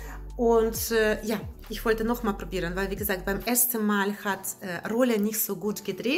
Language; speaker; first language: German; non-native, learner; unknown